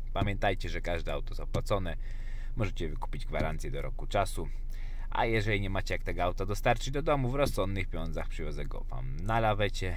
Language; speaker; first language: Polish; native; Polish